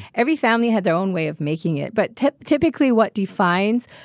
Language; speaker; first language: English; native; English